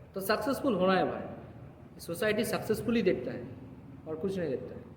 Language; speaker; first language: Hindi; non-native, local second language; Bangla